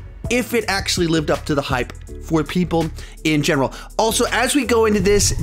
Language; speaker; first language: English; native; English